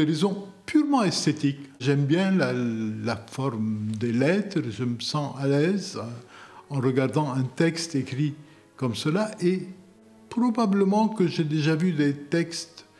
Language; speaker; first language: French; non-native, local second language; Arabic